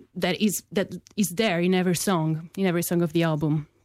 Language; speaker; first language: English; non-native, fluent; Italian